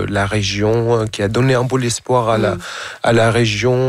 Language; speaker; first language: French; non-native, fluent; Arabic